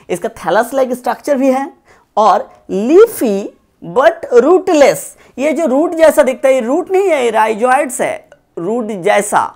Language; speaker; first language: Hindi; non-native, local second language; Bangla